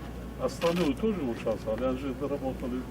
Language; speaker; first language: Russian; non-native, local second language; Tajik